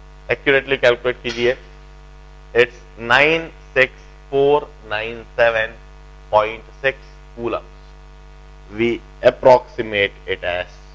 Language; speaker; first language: English; non-native, local second language; Hindi